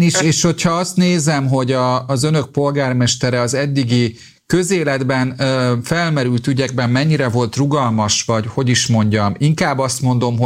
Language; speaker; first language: Hungarian; native; Hungarian